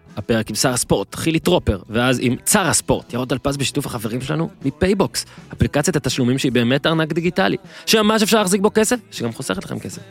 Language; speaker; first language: Hebrew; native; Hebrew